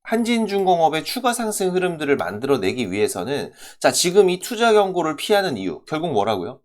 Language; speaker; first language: Korean; native; Korean